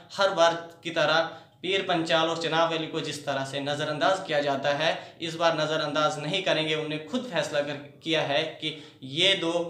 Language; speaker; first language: Hindi; non-native, local second language; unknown